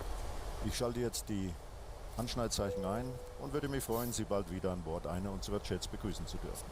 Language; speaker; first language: German; native; German